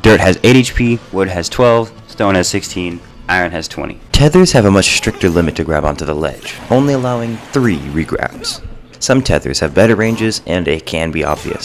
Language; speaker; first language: English; native; English